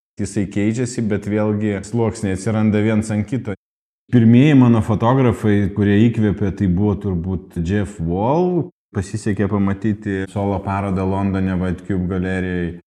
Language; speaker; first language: Lithuanian; non-native, local second language; Russian